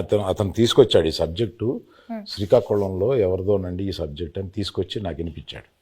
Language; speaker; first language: Telugu; native; Telugu